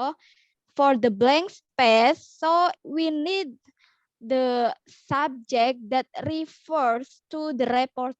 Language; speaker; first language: English; non-native, learner; Indonesian